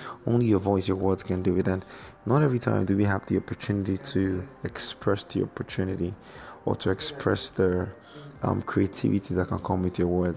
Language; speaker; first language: English; non-native, local second language; Yoruba